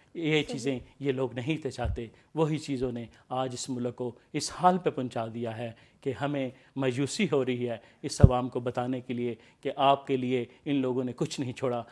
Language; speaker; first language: Urdu; native; Urdu